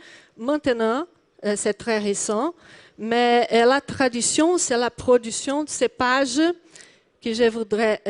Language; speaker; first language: French; non-native, learner; Portuguese